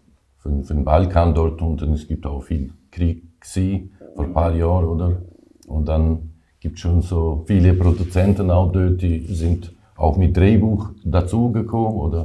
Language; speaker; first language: German; non-native, learner; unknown